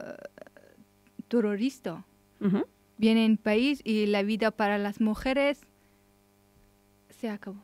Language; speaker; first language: Spanish; non-native, learner; Persian